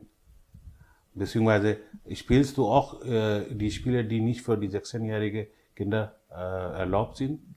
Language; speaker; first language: German; non-native, learner; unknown